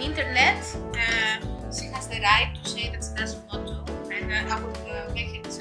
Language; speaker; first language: English; non-native, learner; Indonesian